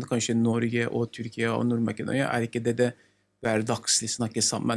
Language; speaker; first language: Norwegian; non-native, learner; Turkish